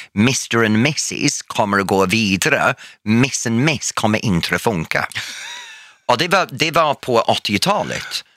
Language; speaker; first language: Swedish; non-native, fluent; English